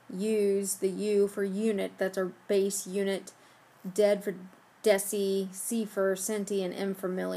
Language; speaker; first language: English; native; English